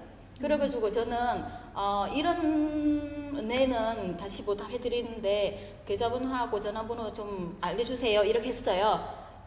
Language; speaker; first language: Korean; non-native, fluent; Vietnamese